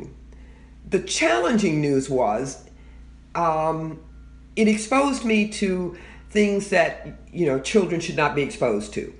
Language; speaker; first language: English; native; English